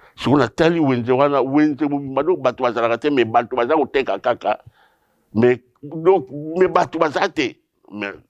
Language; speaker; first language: Lingala; non-native, local second language; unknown